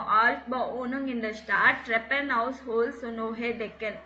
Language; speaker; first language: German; non-native, learner; Tamil